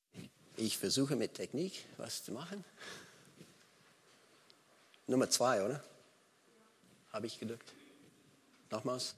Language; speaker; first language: German; non-native, fluent; English